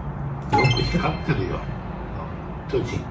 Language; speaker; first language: Japanese; native; Japanese